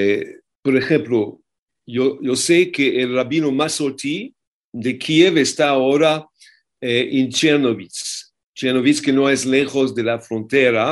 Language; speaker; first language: Spanish; non-native, fluent; English